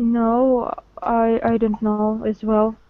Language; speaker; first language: English; non-native, learner; Russian